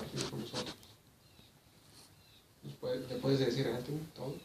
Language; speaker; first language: Spanish; early bilingual, heritage; Spanish